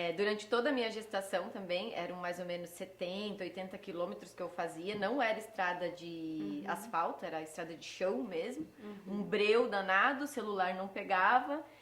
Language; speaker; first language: Portuguese; early bilingual, heritage; Portuguese